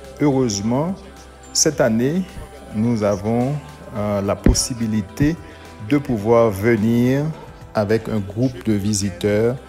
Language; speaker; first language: French; non-native, local second language; Haitian Creole